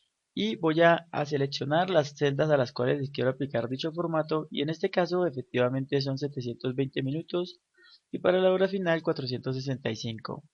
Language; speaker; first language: Spanish; native; Spanish